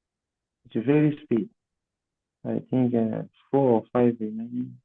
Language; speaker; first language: English; non-native, learner; Portuguese